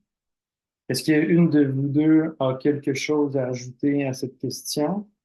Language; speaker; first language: French; native; French